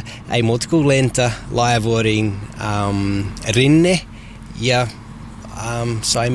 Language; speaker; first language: Finnish; non-native, learner; English